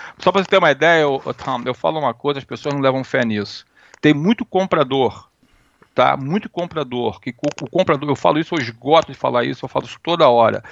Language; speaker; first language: Portuguese; native; Portuguese